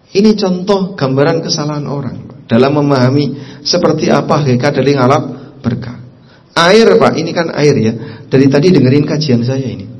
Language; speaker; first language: Indonesian; non-native, local second language; Javanese